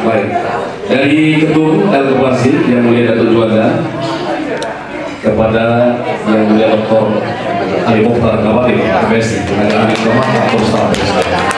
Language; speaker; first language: Indonesian; native; Indonesian